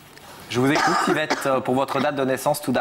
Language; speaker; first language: French; native; French